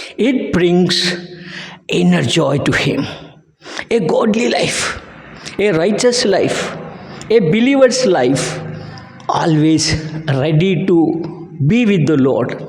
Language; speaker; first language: English; non-native, local second language; Telugu